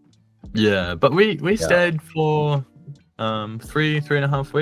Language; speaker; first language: English; native; English